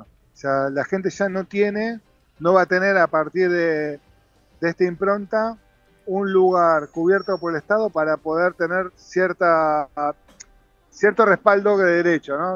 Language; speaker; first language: Spanish; native; Spanish